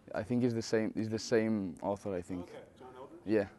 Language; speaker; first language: English; non-native, fluent; Spanish